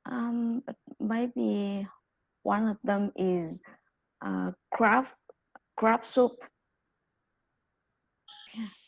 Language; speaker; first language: English; non-native, learner; Vietnamese